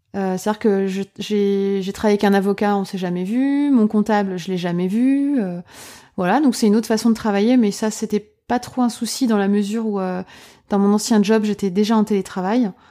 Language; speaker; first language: French; native; French